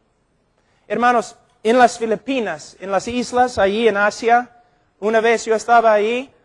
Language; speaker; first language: Spanish; non-native, fluent; English